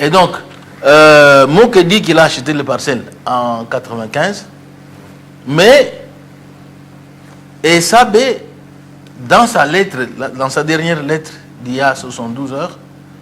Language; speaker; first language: French; non-native, local second language; Luba-Lulua